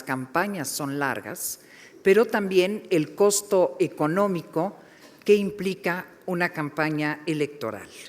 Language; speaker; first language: Spanish; native; Spanish